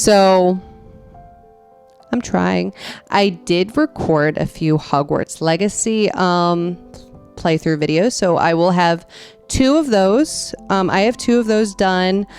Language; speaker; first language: English; native; English